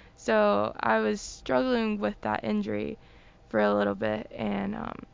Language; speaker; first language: English; early bilingual, other home language; Spanish